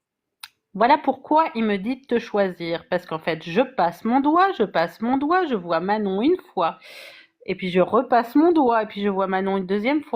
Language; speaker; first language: French; native; French